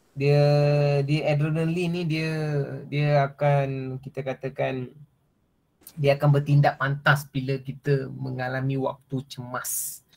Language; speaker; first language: Malay; non-native, local second language; Tamil